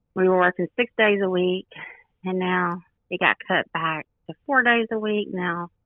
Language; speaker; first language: English; native; English